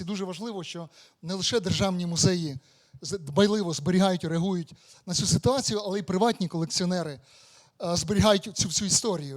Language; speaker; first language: Ukrainian; native; Ukrainian